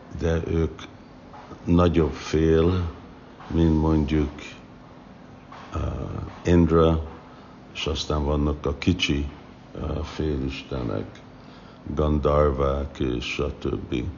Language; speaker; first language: Hungarian; non-native, fluent; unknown